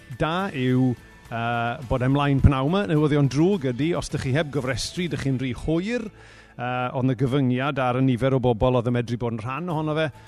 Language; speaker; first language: Welsh; native; Welsh